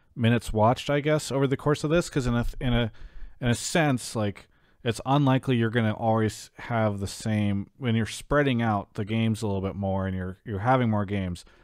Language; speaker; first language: English; native; English